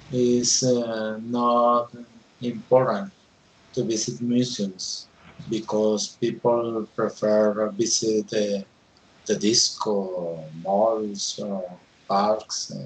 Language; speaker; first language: English; non-native, learner; Spanish